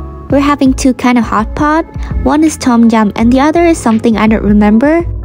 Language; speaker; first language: English; non-native, fluent; Vietnamese